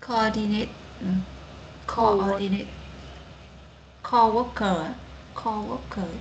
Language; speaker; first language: English; non-native, learner; Vietnamese